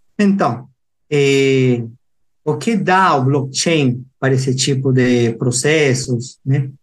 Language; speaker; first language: Portuguese; non-native, fluent; Spanish